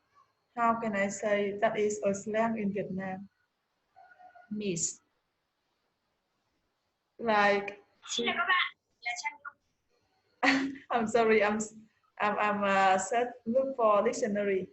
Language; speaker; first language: English; non-native, learner; Vietnamese